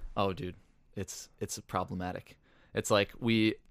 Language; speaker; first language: English; native; English